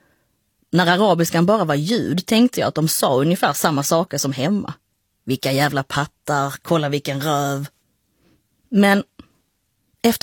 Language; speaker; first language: Swedish; native; Swedish